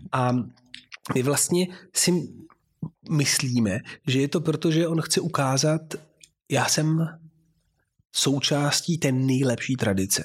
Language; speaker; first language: Czech; native; Czech